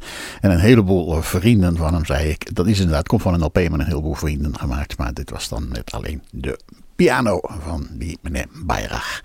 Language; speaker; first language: Dutch; native; Dutch